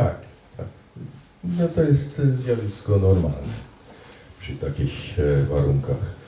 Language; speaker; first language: Polish; non-native, fluent; Hungarian